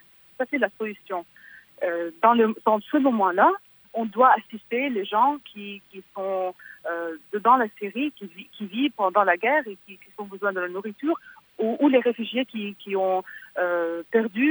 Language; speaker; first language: French; non-native, fluent; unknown